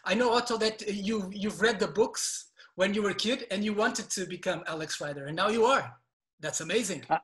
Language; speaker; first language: English; non-native, fluent; Portuguese